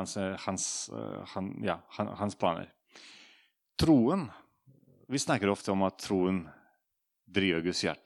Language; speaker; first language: Norwegian; non-native, fluent; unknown